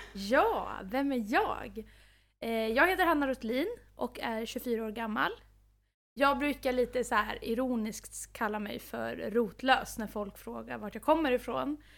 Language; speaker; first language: Swedish; native; Swedish